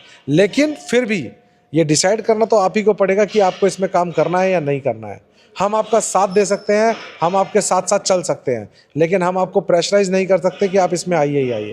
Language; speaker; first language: Hindi; native; Hindi